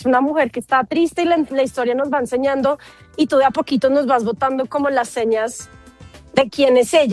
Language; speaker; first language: Spanish; native; Spanish